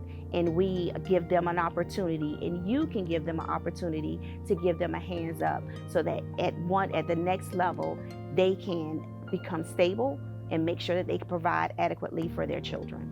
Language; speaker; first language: English; native; English